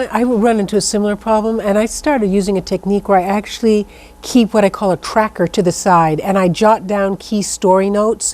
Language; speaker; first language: English; native; English